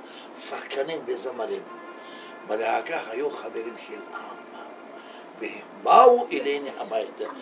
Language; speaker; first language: Hebrew; non-native, learner; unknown